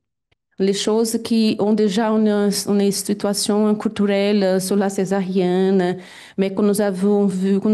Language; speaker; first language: French; non-native, fluent; Portuguese